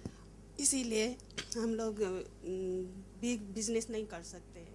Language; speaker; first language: Hindi; non-native, learner; Nepali